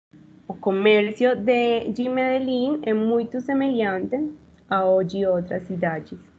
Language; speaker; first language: Portuguese; non-native, learner; Spanish